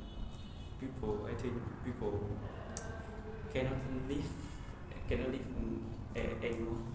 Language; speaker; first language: English; non-native, learner; Vietnamese